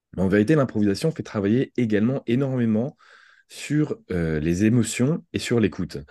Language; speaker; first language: French; native; French